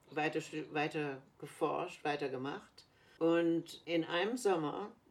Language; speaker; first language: German; native; German